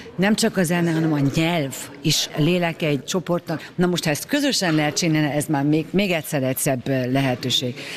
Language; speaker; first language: Hungarian; early bilingual, heritage; German